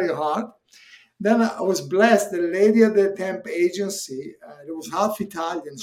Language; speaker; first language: English; non-native, fluent; Italian